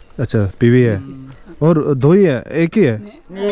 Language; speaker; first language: Hindi; non-native, local second language; Tibetan